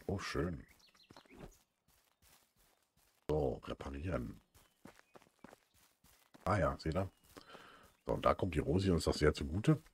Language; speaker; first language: German; native; German